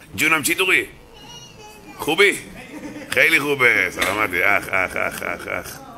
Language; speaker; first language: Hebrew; native; Hebrew